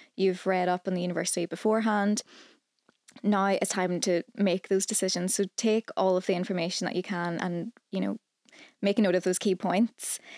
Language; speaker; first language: English; native; English